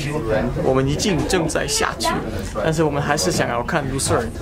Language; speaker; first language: Chinese; non-native, fluent; German